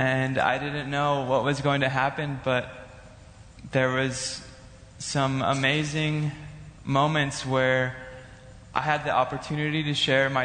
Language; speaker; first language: English; native; English